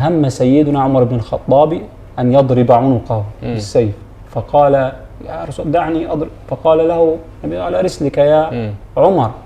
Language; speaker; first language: Arabic; native; Arabic